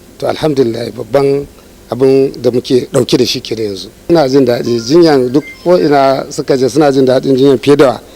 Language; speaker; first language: Hausa; native; Hausa